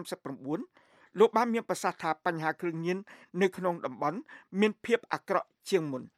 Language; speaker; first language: Khmer; native; Khmer